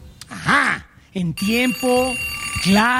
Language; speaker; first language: Spanish; native; Spanish